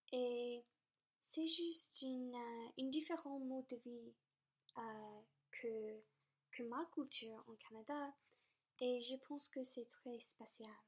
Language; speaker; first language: French; non-native, local second language; English